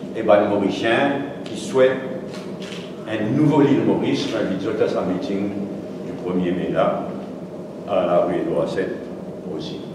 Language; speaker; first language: French; non-native, local second language; Morisyen